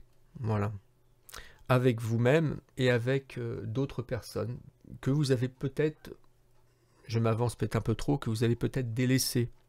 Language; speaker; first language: French; native; French